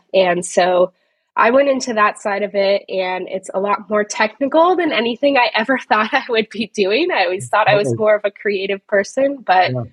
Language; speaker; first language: English; native; English